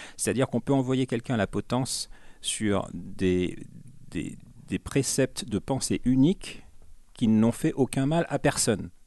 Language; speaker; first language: French; native; French